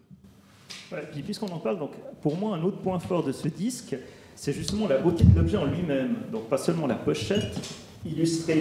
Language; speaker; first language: French; native; French